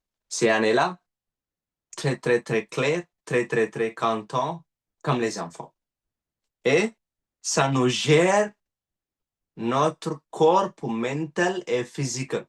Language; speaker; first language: French; non-native, learner; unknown